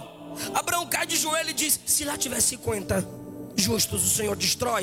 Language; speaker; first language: Portuguese; native; Portuguese